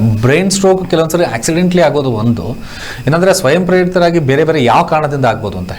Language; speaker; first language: Kannada; native; Kannada